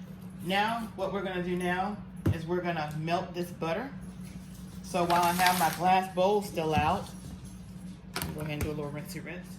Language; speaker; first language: English; native; English